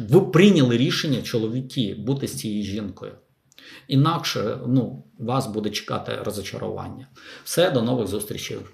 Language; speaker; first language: Ukrainian; non-native, local second language; Russian